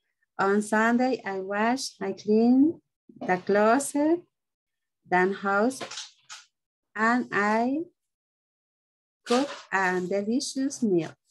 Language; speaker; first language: English; non-native, learner; Spanish